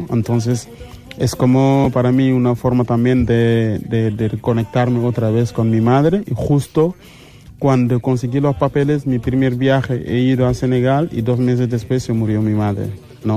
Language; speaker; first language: Spanish; non-native, fluent; Mandingo